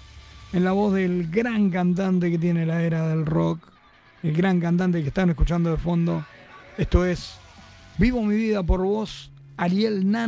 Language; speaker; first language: Spanish; native; Spanish